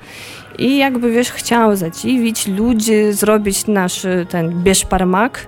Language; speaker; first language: Polish; non-native, fluent; Russian